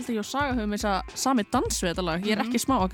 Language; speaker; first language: Icelandic; native; Icelandic